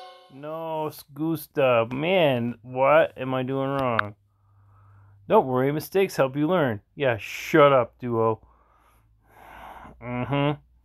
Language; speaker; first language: English; native; English